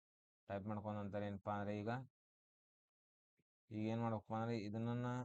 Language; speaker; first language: Kannada; native; Kannada